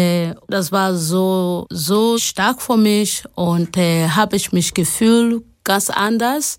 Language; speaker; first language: German; non-native, learner; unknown